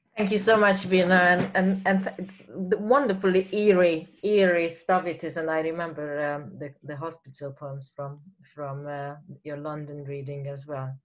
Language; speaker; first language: English; non-native, fluent; Hungarian